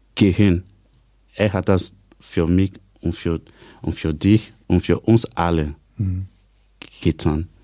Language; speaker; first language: German; non-native, fluent; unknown